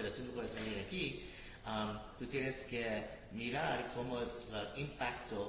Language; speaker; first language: Spanish; early bilingual, other home language; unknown